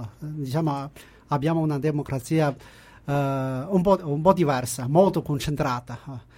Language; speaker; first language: Italian; non-native, fluent; Chinese